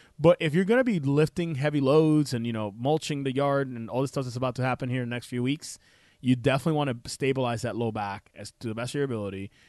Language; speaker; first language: English; non-native, fluent; Spanish